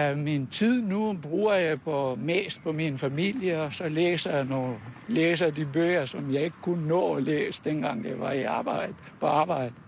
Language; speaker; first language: Danish; non-native, fluent; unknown